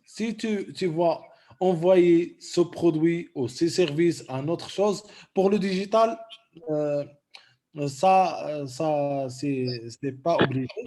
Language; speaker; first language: French; non-native, local second language; Arabic